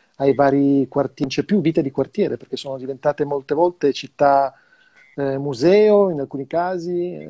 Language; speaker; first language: Italian; native; Italian